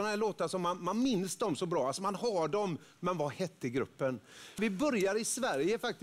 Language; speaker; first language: Swedish; native; Swedish